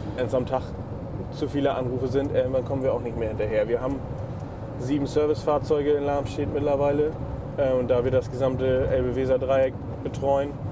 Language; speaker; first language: German; native; German